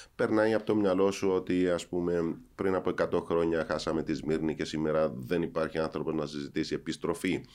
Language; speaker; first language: Greek; native; Greek